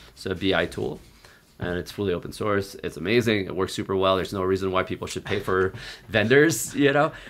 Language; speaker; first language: English; native; English